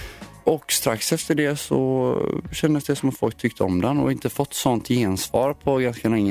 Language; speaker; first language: Swedish; native; Swedish